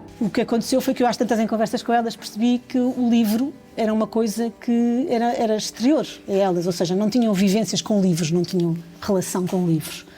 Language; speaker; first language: Portuguese; native; Portuguese